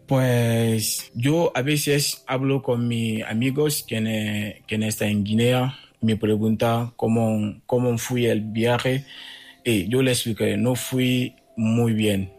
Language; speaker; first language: Spanish; non-native, fluent; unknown